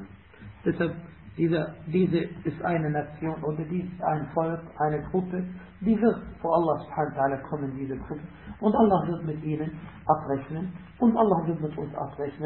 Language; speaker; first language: German; non-native, fluent; Arabic